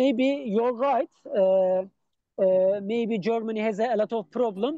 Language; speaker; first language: English; non-native, learner; Turkish